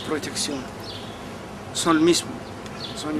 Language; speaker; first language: Spanish; non-native, learner; Arabic